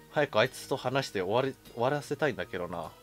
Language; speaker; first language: Japanese; native; Japanese